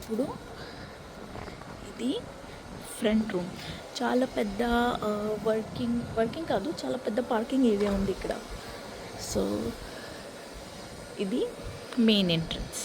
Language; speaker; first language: Telugu; non-native, learner; Marathi